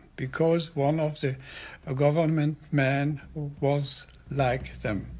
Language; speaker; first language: English; non-native, fluent; German